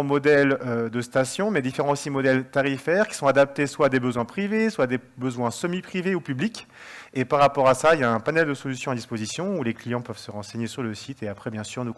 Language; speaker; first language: French; native; French